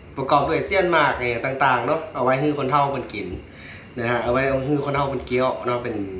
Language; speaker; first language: Thai; native; Thai